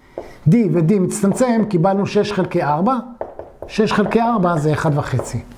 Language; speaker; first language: Hebrew; native; Hebrew